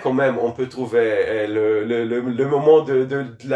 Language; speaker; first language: French; non-native, fluent; Hebrew